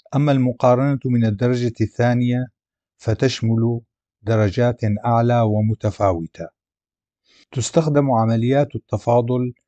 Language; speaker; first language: Arabic; non-native, local second language; Adyghe